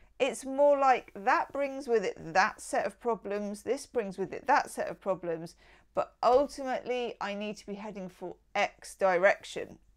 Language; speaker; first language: English; native; English